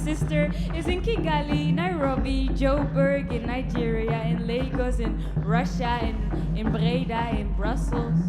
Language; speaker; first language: Dutch; early bilingual, other home language; Kinyarwanda